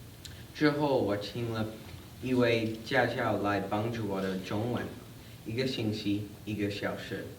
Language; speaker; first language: Chinese; non-native, learner; English